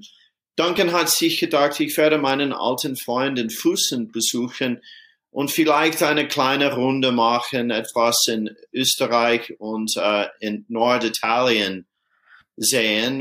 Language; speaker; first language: German; non-native, fluent; English